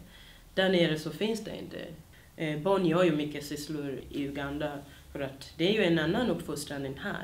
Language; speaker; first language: Swedish; early bilingual, other home language; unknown